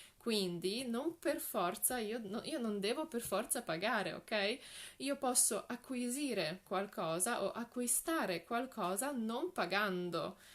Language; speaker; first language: Italian; non-native, fluent; Polish